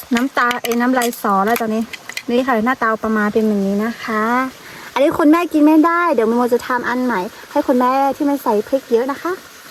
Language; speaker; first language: Thai; non-native, local second language; Karen languages